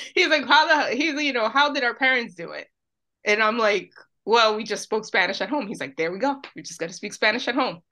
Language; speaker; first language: English; early bilingual, other home language; Spanish